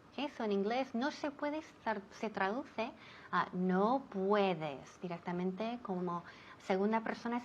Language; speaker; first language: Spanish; non-native, fluent; English